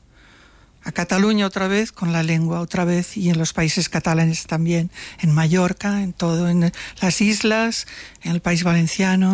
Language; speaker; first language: Spanish; non-native, local second language; Catalan